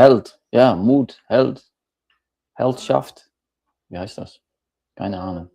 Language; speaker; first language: German; non-native, learner; Dutch